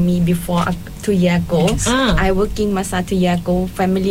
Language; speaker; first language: English; non-native, learner; Thai